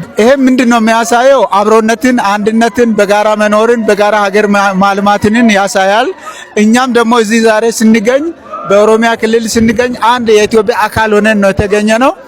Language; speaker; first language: Amharic; non-native, local second language; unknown